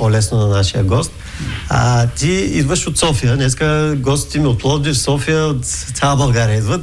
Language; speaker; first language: Bulgarian; native; Bulgarian